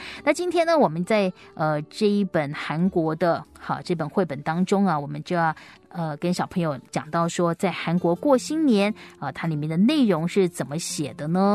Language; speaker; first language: Chinese; native; Chinese